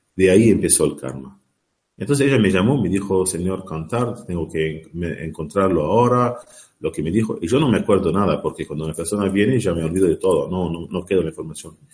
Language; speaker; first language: Spanish; non-native, learner; Arabic